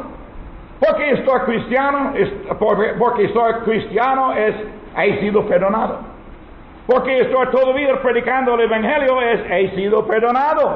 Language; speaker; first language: Spanish; non-native, learner; English